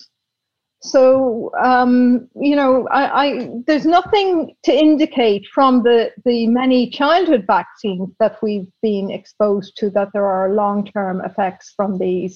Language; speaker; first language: English; native; English